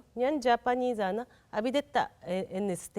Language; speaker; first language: Malayalam; non-native, learner; Japanese